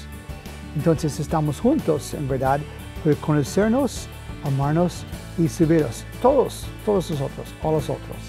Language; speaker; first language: Spanish; non-native, fluent; English